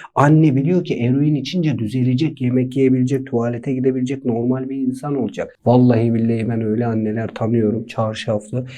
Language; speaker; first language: Turkish; native; Turkish